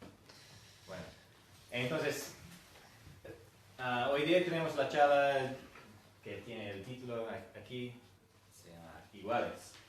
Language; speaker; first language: Spanish; non-native, fluent; English